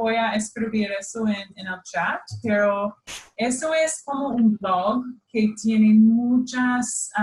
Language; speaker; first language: Spanish; non-native, fluent; English